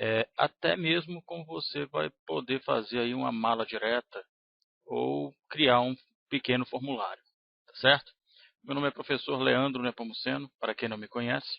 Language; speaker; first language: Portuguese; native; Portuguese